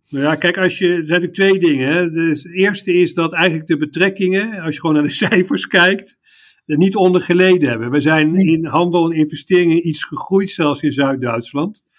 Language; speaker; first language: Dutch; native; Dutch